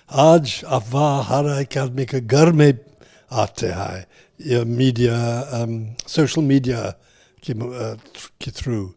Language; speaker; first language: Hindi; non-native, fluent; English